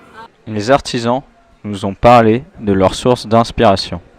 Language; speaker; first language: French; native; French